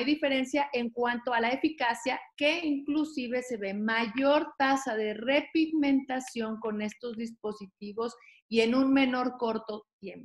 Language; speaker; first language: Spanish; native; Spanish